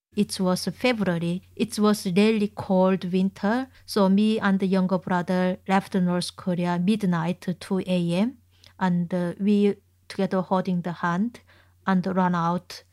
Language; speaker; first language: English; non-native, learner; Korean